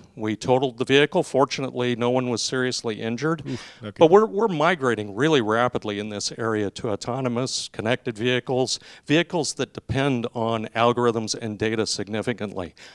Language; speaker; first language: English; native; English